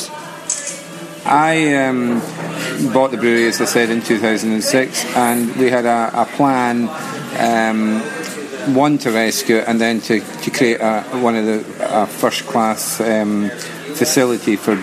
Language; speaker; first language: English; native; English